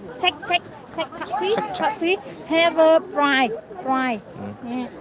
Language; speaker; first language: English; non-native, learner; Vietnamese